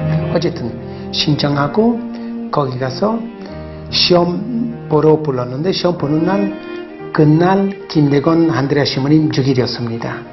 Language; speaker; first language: Korean; non-native, fluent; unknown